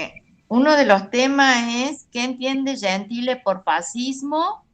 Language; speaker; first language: Spanish; native; Spanish